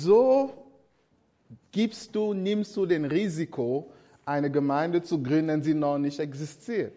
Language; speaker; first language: German; non-native, fluent; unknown